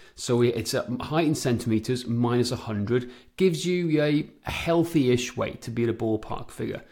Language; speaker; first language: English; native; English